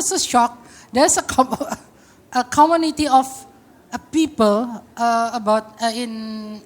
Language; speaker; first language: English; non-native, fluent; Indonesian